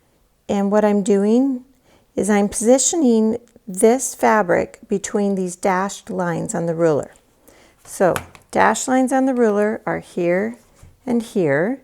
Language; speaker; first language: English; native; English